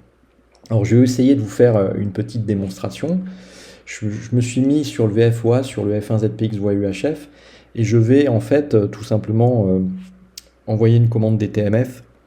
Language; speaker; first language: French; native; French